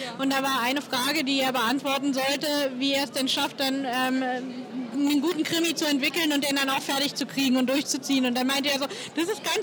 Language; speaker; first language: German; native; German